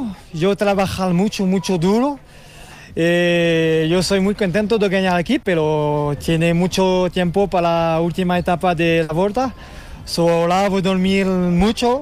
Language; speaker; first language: Spanish; non-native, learner; French